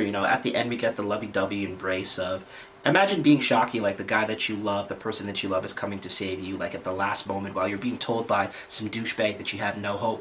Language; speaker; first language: English; native; English